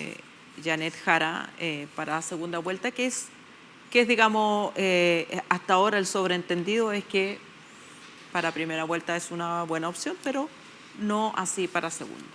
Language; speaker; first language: Spanish; native; Spanish